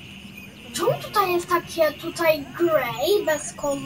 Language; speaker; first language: Polish; early bilingual, heritage; Polish